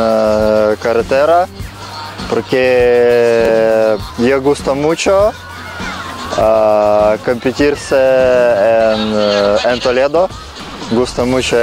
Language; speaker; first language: Spanish; non-native, learner; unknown